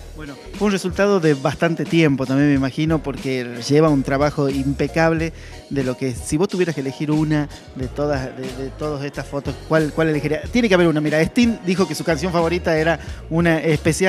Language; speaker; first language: Spanish; native; Spanish